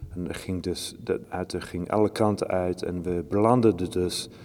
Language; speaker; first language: Dutch; non-native, fluent; English